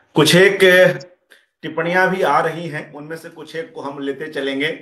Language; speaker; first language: Hindi; native; Hindi